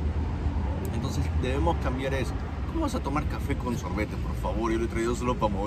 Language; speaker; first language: Spanish; native; Spanish